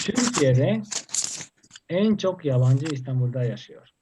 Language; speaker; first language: Turkish; non-native, fluent; Spanish